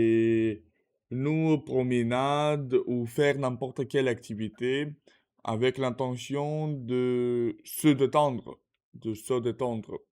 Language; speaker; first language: French; non-native, learner; Russian